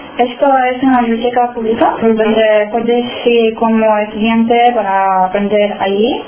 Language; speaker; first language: Spanish; non-native, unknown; Romanian